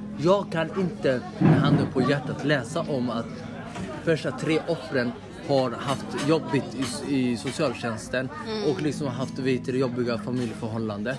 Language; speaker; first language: Swedish; early bilingual, other home language; Somali